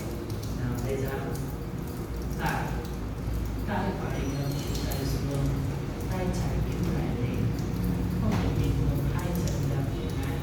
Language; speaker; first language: Vietnamese; non-native, fluent; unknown